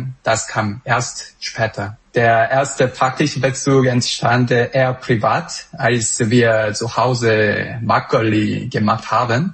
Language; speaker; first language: German; non-native, fluent; Korean